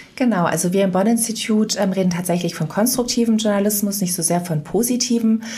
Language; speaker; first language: German; native; German